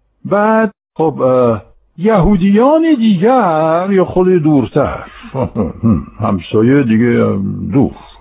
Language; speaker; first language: Persian; non-native, fluent; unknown